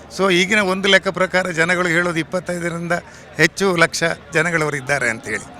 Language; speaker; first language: Kannada; non-native, local second language; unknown